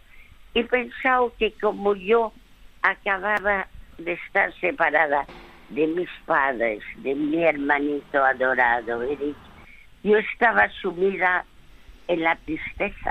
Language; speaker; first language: Spanish; early bilingual, other home language; French